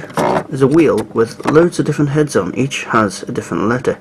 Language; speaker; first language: English; native; English